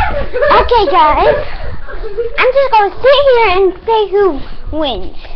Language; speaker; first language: English; native; English